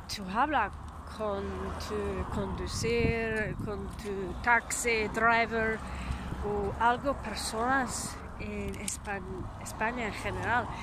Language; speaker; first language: Spanish; non-native, learner; Norwegian